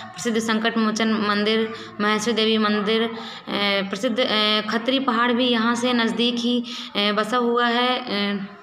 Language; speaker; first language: Hindi; native; Hindi